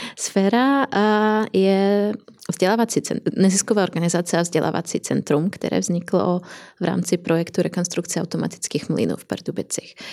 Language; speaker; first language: Czech; non-native, fluent; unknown